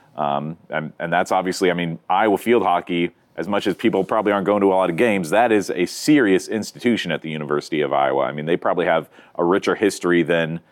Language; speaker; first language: English; native; English